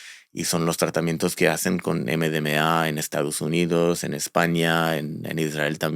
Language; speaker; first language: Spanish; non-native, fluent; Hebrew